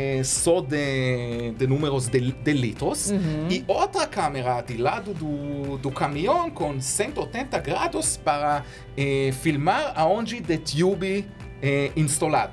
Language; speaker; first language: Portuguese; non-native, learner; Hebrew